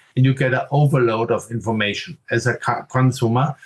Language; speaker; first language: English; non-native, fluent; German